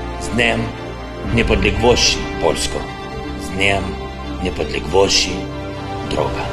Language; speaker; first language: Polish; non-native, learner; Ukrainian